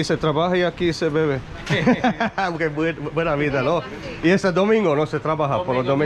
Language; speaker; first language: Spanish; non-native, learner; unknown